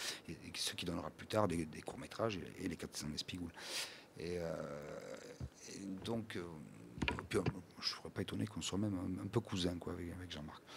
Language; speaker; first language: French; native; French